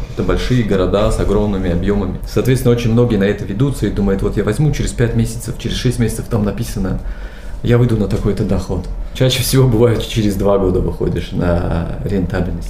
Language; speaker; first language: Russian; non-native, local second language; Tajik